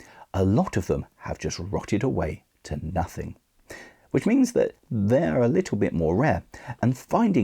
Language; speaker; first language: English; native; English